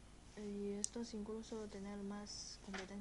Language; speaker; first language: Spanish; non-native, fluent; Chinese